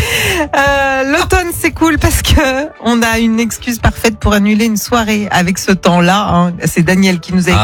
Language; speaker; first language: French; native; French